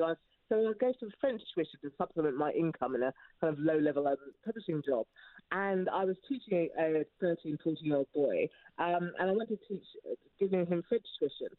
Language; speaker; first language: English; native; English